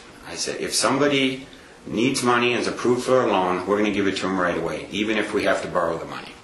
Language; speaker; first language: English; native; English